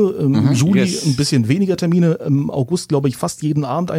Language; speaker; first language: German; native; German